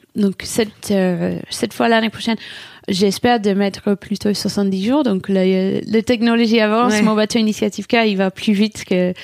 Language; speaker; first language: French; non-native, fluent; English